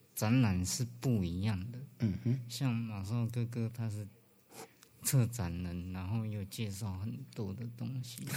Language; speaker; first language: Chinese; native; Chinese